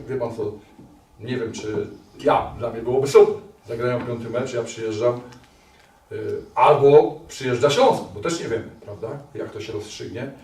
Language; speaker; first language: Polish; native; Polish